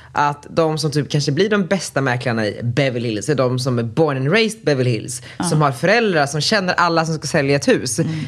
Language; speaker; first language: Swedish; native; Swedish